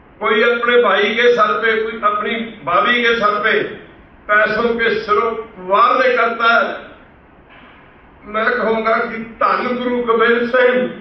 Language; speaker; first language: Urdu; non-native, local second language; Punjabi